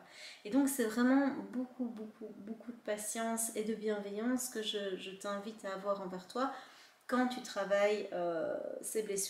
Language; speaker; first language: French; native; French